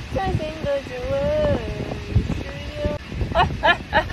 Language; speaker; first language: Chinese; native; Chinese